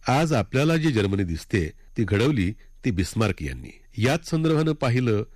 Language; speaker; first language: Marathi; native; Marathi